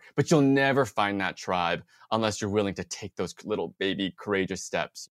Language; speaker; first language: English; native; English